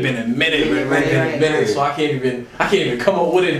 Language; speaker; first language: English; native; English